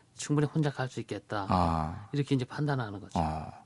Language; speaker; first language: Korean; native; Korean